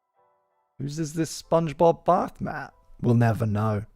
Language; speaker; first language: English; native; English